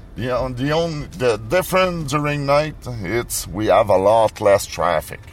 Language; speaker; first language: English; non-native, fluent; French